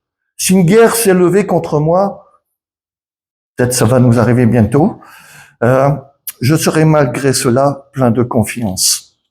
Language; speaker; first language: French; native; French